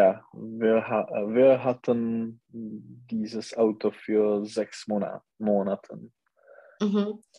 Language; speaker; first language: German; non-native, learner; Czech